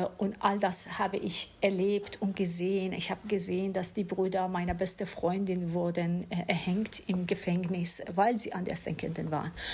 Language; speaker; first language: German; non-native, fluent; Persian